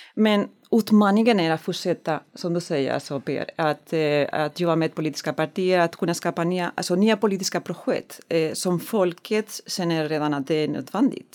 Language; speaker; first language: Swedish; non-native, learner; Spanish